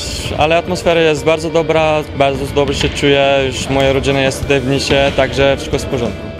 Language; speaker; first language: Polish; non-native, fluent; Bulgarian